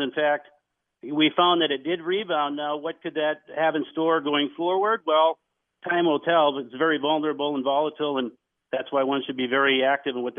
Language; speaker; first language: English; native; English